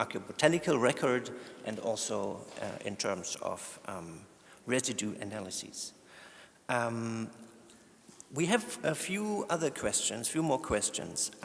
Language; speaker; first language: English; non-native, fluent; German